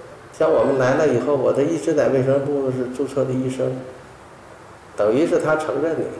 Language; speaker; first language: Chinese; native; Chinese